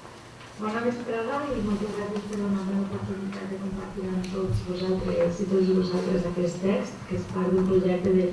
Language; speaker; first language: Catalan; native; Catalan